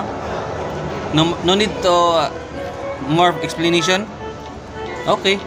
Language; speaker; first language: English; non-native, learner; Filipino